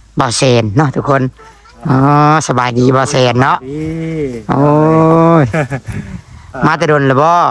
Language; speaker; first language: Thai; non-native, local second language; Lao